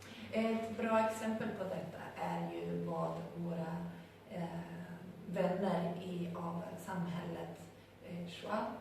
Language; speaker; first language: Swedish; non-native, fluent; Spanish